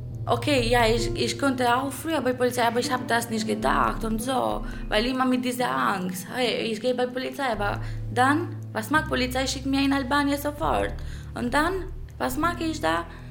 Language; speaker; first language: German; non-native, learner; Albanian